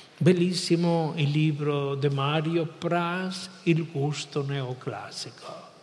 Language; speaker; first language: Italian; non-native, fluent; Spanish